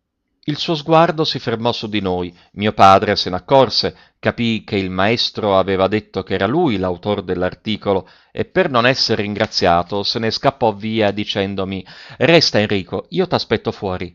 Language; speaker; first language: Italian; native; Italian